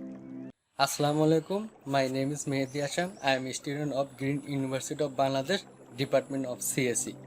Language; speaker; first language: English; non-native, learner; Bangla